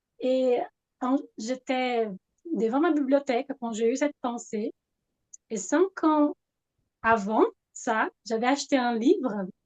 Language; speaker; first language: French; non-native, fluent; Portuguese